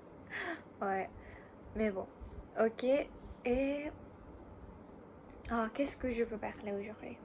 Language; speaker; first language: French; non-native, learner; Japanese